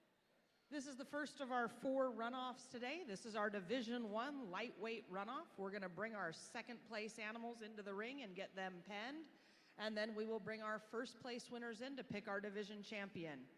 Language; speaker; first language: English; native; English